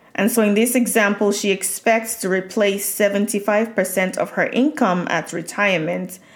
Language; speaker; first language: English; non-native, local second language; Yoruba